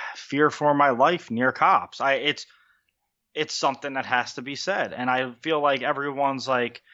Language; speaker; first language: English; native; English